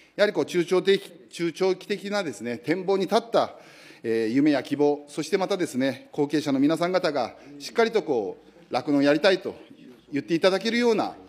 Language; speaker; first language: Japanese; native; Japanese